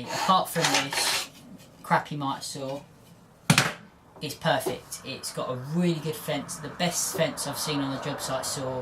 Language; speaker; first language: English; native; English